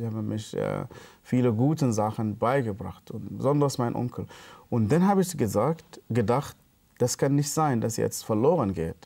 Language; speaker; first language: German; non-native, fluent; Arabic